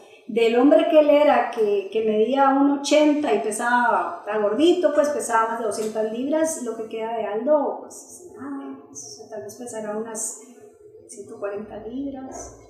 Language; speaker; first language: Spanish; native; Spanish